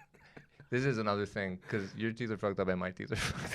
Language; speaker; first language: English; native; English